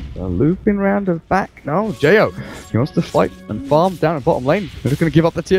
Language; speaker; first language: English; native; English